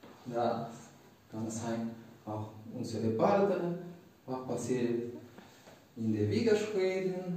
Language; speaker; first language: German; non-native, learner; Spanish